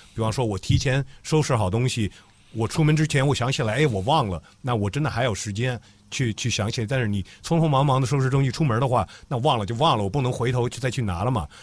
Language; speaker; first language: Chinese; non-native, fluent; English